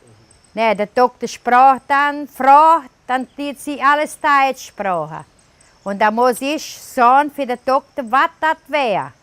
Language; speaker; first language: German; early bilingual, heritage; German